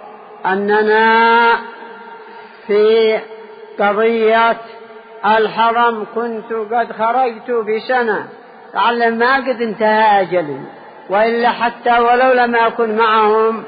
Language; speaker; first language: Arabic; native; Arabic